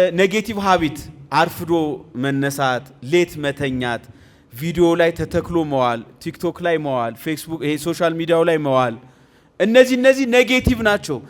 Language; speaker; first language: Amharic; native; Amharic